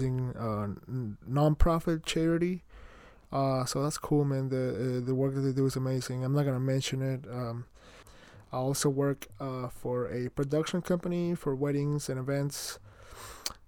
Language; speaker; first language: English; early bilingual, other home language; Spanish